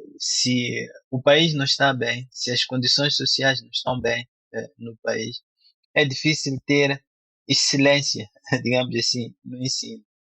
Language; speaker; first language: Portuguese; non-native, local second language; Tsonga